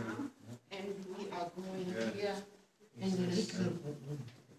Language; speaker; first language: English; non-native, learner; German